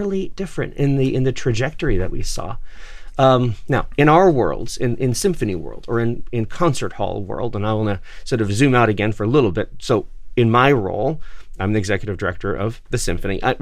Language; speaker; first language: English; native; English